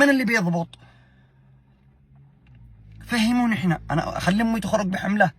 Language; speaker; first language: Arabic; native; Arabic